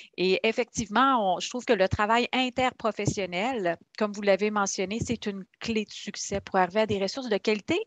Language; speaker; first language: French; native; French